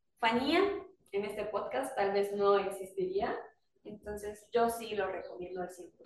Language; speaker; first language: Spanish; native; Spanish